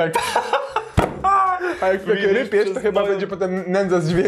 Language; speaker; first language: Polish; native; Polish